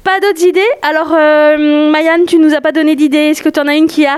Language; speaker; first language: French; native; French